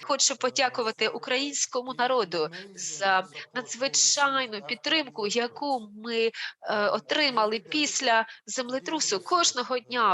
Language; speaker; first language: Ukrainian; non-native, fluent; Turkish